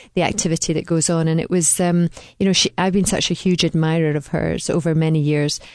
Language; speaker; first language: English; native; English